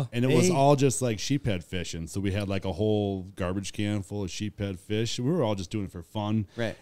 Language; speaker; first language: English; native; English